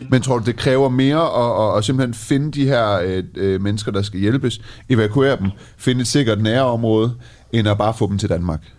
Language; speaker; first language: Danish; early bilingual, other home language; Persian